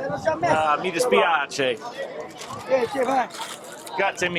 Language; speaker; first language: Italian; non-native, learner; English